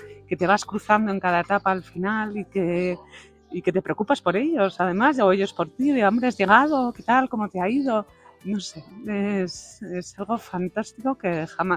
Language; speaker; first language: Spanish; native; Spanish